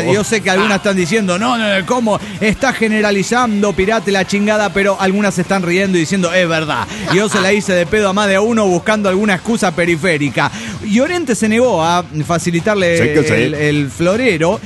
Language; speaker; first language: Spanish; native; Spanish